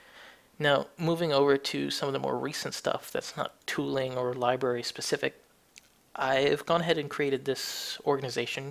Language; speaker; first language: English; native; English